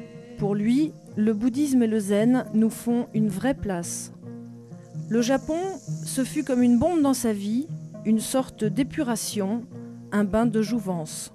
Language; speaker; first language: French; native; French